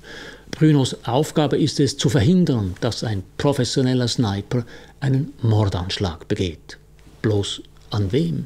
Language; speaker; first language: German; native; German